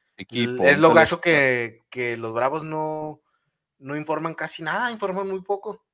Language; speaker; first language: Spanish; native; Spanish